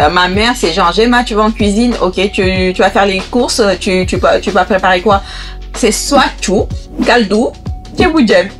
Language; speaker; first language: French; non-native, local second language; Wolof